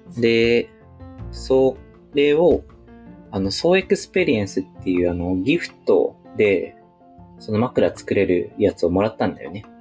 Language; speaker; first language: Japanese; native; Japanese